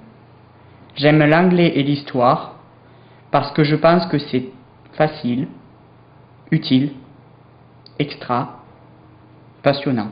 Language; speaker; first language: French; non-native, learner; English